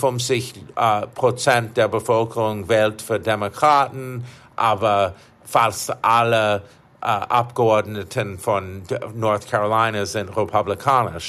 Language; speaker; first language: German; non-native, fluent; English